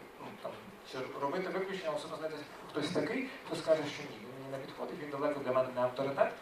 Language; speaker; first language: Ukrainian; native; Ukrainian